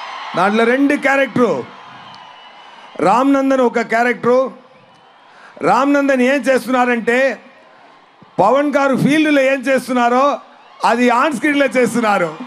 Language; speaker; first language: Telugu; non-native, learner; Tamil